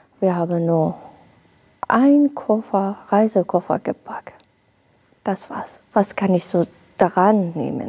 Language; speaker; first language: German; non-native, learner; Persian